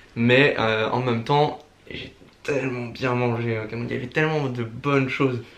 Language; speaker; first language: French; native; French